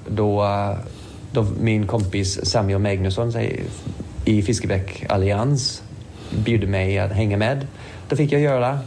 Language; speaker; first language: Swedish; non-native, fluent; English